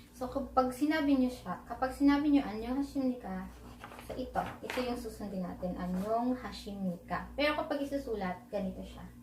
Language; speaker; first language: Filipino; native; Filipino